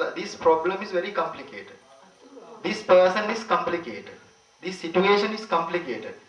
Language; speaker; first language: English; non-native, local second language; Sinhala